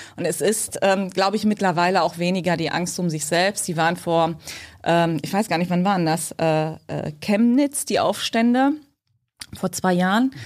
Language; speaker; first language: German; early bilingual, other home language; Turkish